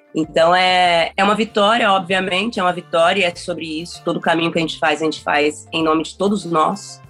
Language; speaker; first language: Portuguese; native; Portuguese